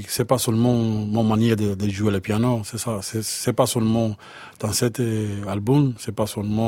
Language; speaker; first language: French; non-native, learner; Spanish